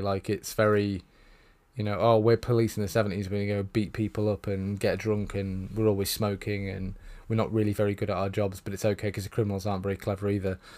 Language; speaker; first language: English; native; English